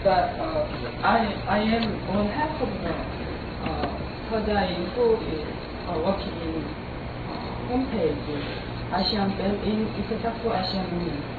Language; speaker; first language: English; non-native, learner; Korean